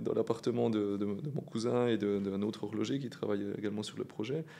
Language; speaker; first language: French; native; French